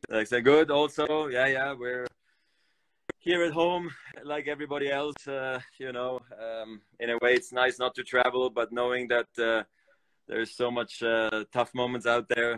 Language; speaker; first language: English; non-native, fluent; German